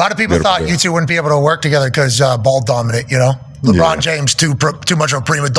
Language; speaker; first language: English; native; English